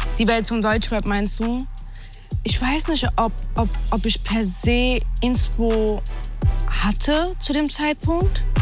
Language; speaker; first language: German; early bilingual, other home language; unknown